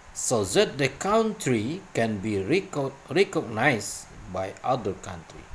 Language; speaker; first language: English; non-native, fluent; Indonesian